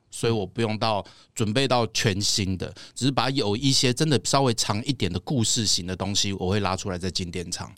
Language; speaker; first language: Chinese; native; Chinese